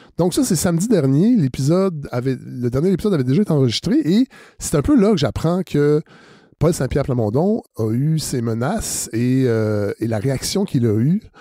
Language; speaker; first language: French; native; French